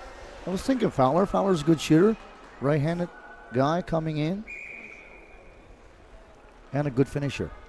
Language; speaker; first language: English; native; English